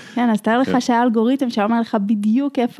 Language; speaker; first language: Hebrew; native; Hebrew